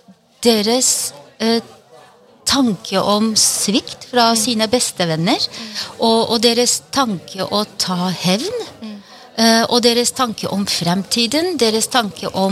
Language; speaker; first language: Norwegian; non-native, fluent; Turkish